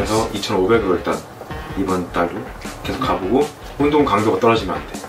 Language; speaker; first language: Korean; native; Korean